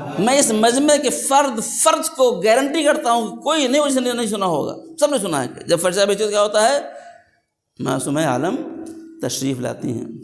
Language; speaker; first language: Urdu; native; Urdu